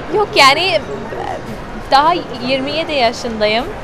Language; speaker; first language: Turkish; non-native, learner; English